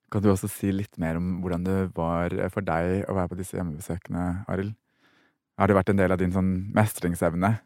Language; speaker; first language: Norwegian; native; Norwegian